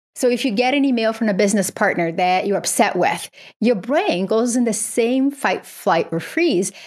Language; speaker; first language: English; non-native, fluent; Portuguese